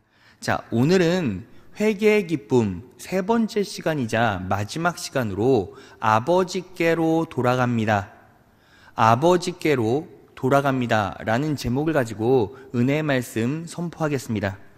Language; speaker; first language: Korean; native; Korean